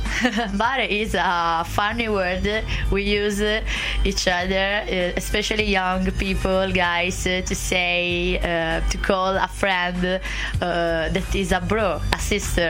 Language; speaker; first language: English; non-native, learner; Italian